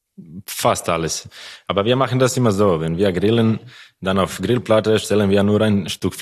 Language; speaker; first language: German; non-native, learner; Croatian